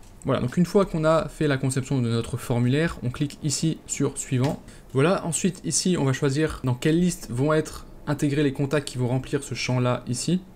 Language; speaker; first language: French; native; French